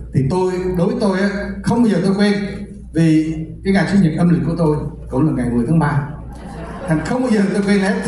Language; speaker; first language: Vietnamese; native; Vietnamese